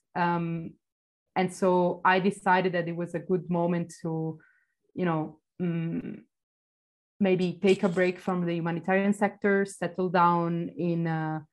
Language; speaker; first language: English; non-native, fluent; Italian